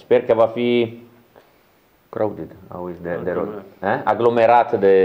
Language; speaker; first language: Romanian; non-native, learner; Italian